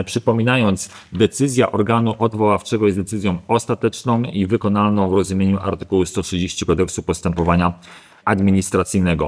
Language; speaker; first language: Polish; native; Polish